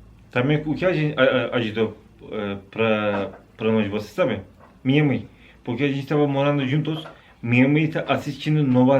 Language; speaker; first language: Portuguese; non-native, learner; Turkish